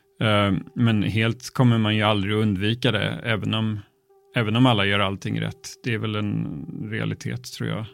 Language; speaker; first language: Swedish; native; Swedish